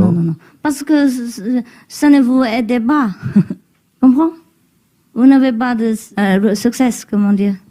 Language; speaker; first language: French; non-native, learner; Chinese